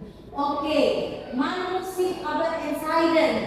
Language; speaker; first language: German; non-native, fluent; Indonesian